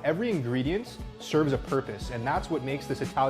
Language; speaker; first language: English; native; English